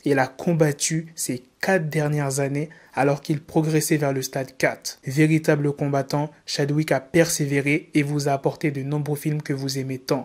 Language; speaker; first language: French; native; French